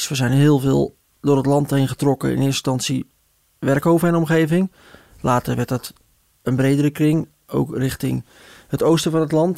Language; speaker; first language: Dutch; native; Dutch